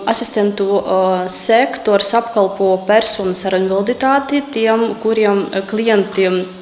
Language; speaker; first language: Latvian; non-native, local second language; Russian